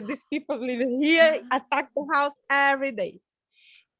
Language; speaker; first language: English; non-native, learner; Portuguese